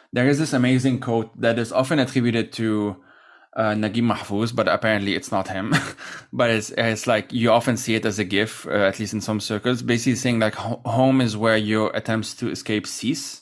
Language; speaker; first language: English; non-native, fluent; Arabic